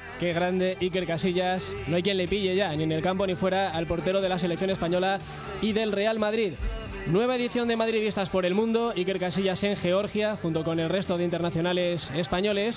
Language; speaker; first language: Spanish; native; Spanish